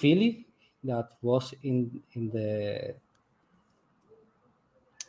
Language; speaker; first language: English; non-native, learner; Spanish